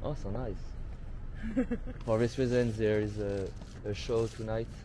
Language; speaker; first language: English; non-native, learner; French